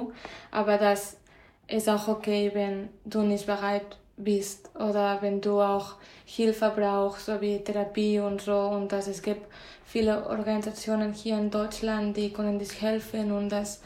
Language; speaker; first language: German; non-native, fluent; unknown